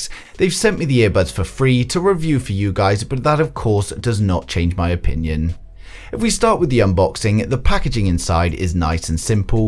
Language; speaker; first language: English; native; English